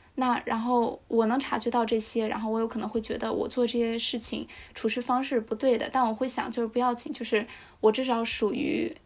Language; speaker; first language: Chinese; native; Chinese